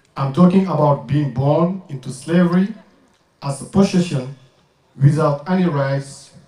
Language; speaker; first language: English; non-native, learner; French